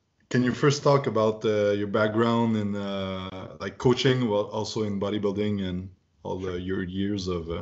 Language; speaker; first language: English; non-native, fluent; French